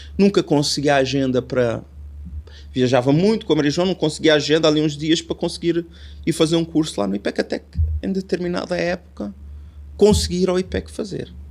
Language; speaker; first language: Portuguese; native; Portuguese